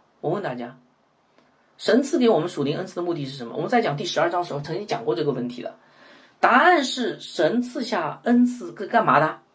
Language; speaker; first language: Chinese; native; Chinese